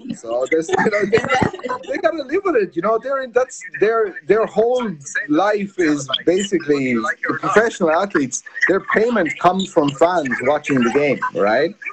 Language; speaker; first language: English; native; English